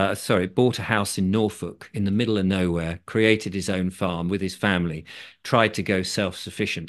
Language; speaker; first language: English; native; English